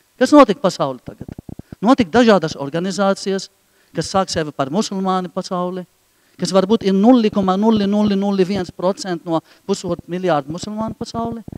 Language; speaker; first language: Latvian; non-native, fluent; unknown